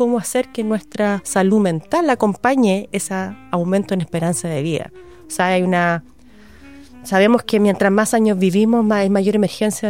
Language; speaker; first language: Spanish; native; Spanish